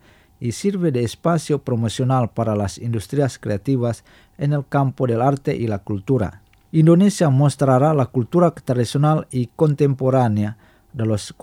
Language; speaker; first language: Spanish; non-native, fluent; Indonesian